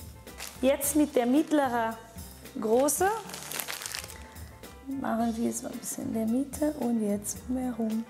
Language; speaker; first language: German; non-native, fluent; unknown